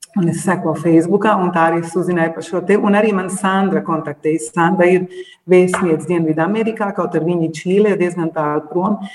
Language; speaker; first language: Latvian; early bilingual, heritage; Latvian